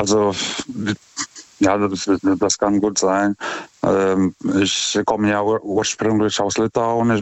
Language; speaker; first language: German; non-native, fluent; Lithuanian